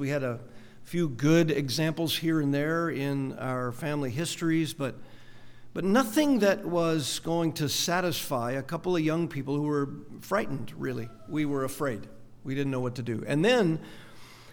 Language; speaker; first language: English; native; English